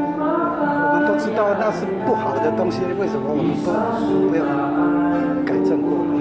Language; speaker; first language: Chinese; non-native, local second language; Amis